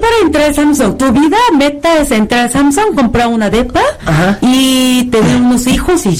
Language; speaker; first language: Spanish; non-native, fluent; Korean